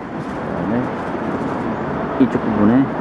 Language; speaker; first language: Korean; native; Korean